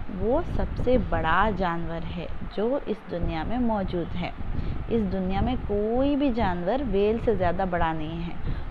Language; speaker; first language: Hindi; non-native, local second language; Kannada